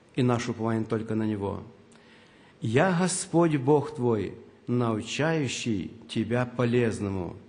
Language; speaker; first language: Russian; non-native, local second language; Ukrainian